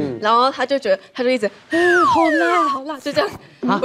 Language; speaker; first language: Chinese; native; Chinese